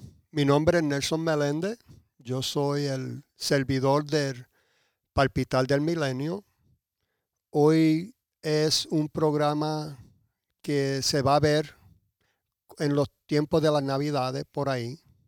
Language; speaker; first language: Spanish; early bilingual, heritage; Spanish